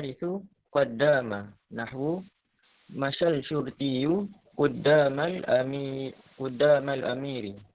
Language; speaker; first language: Arabic; non-native, learner; Malay